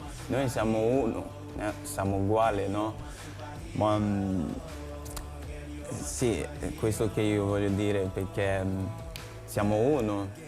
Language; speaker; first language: Italian; non-native, learner; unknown